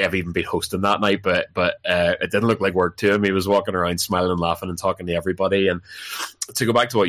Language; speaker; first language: English; native; English